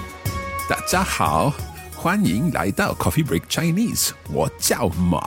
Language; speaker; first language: Chinese; non-native, learner; English